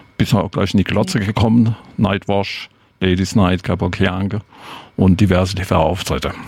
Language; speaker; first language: German; native; German